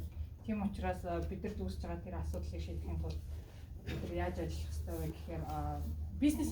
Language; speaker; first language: Mongolian; native; Mongolian